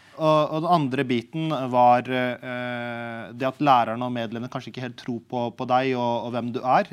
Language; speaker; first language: Norwegian; early bilingual, other home language; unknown